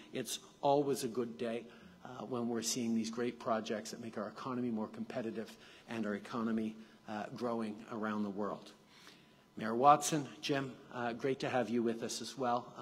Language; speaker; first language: English; native; English